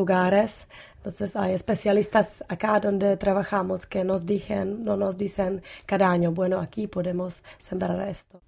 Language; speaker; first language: Spanish; non-native, learner; Czech